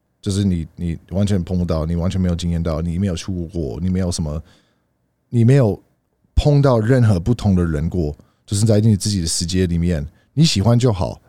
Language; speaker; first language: Chinese; early bilingual, heritage; Chinese